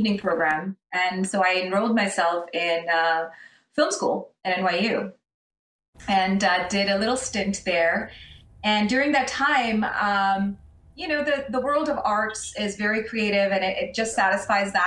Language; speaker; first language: English; non-native, local second language; Urdu